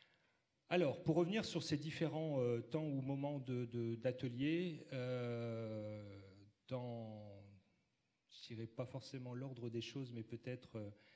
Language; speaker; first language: French; native; French